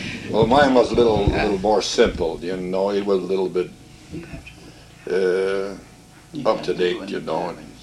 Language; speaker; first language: English; early bilingual, other home language; French